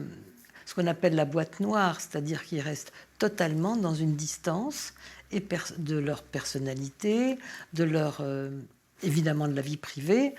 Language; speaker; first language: French; native; French